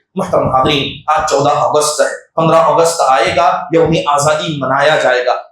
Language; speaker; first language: Urdu; native; Urdu